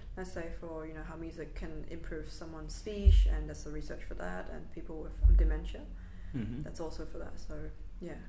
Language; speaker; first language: English; non-native, local second language; Cantonese